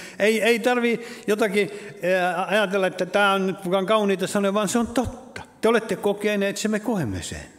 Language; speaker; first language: Finnish; native; Finnish